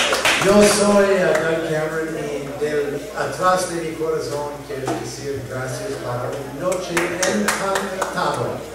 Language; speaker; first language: Spanish; non-native, learner; English